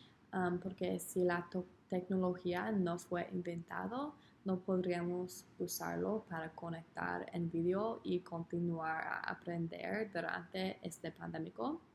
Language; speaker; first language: Spanish; non-native, learner; English